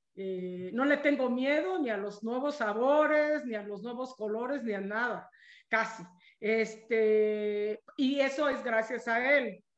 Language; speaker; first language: Spanish; non-native, local second language; Zapotec